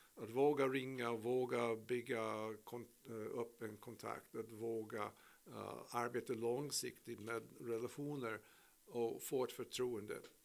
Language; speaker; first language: Swedish; non-native, fluent; English